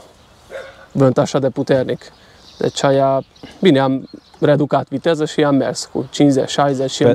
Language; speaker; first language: Romanian; non-native, local second language; Hungarian